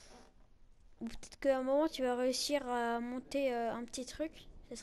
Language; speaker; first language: French; native; French